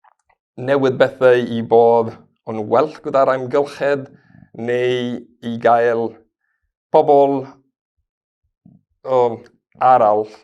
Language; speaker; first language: Welsh; non-native, fluent; Spanish